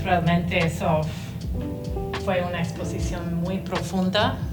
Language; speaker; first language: Spanish; non-native, fluent; English